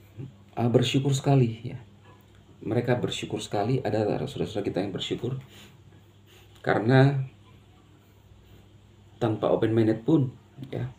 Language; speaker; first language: Indonesian; native; Indonesian